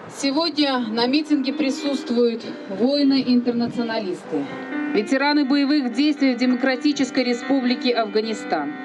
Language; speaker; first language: Russian; native; Russian